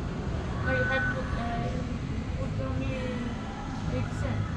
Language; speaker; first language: English; non-native, fluent; Greek